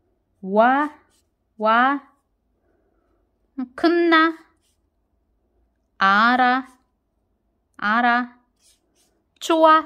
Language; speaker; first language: Korean; non-native, fluent; Filipino